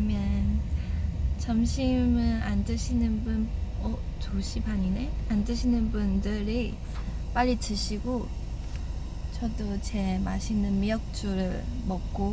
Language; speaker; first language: Korean; non-native, fluent; Chinese